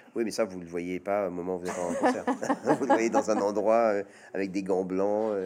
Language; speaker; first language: French; native; French